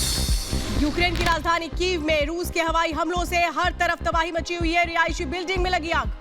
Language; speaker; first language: Hindi; native; Hindi